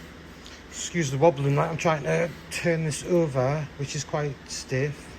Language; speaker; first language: English; native; English